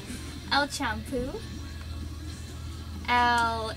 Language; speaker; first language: Spanish; non-native, learner; English